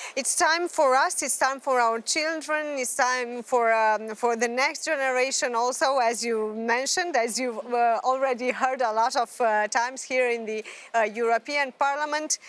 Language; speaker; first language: English; non-native, fluent; Romanian